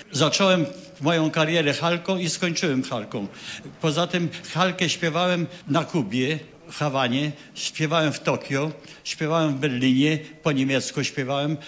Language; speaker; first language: Polish; native; Polish